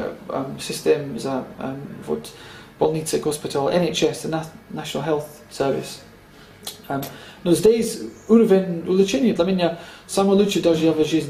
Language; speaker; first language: Russian; non-native, learner; English